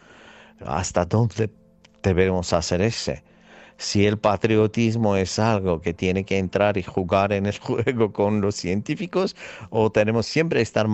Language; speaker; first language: Spanish; non-native, fluent; Armenian